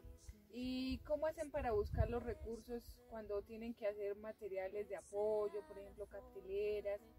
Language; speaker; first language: Spanish; native; Spanish